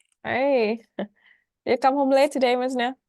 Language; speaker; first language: English; non-native, fluent; Vietnamese